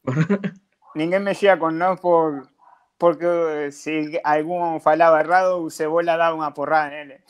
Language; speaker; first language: Portuguese; non-native, fluent; Spanish